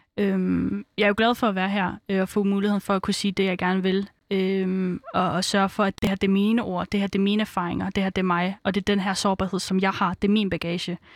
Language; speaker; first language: Danish; early bilingual, other home language; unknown